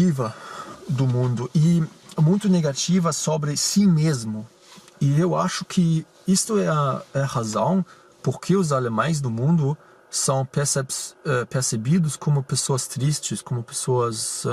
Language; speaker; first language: Portuguese; non-native, fluent; German